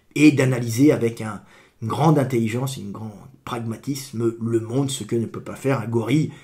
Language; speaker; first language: French; native; French